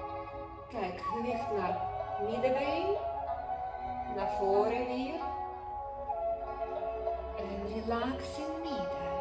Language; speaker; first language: Dutch; non-native, learner; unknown